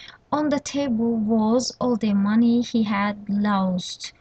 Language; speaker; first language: English; non-native, fluent; Azerbaijani